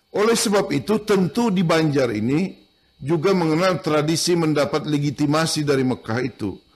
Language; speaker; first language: Indonesian; non-native, local second language; Banjar